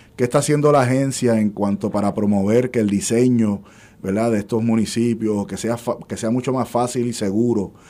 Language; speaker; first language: Spanish; native; Spanish